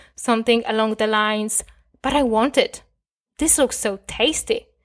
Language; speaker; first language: English; non-native, fluent; Polish